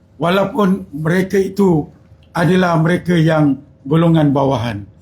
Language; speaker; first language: Malay; native; Malay